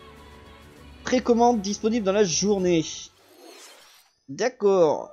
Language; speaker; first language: French; native; French